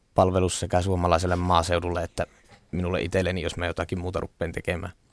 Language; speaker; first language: Finnish; native; Finnish